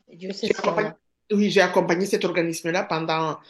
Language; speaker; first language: French; non-native, local second language; Kinyarwanda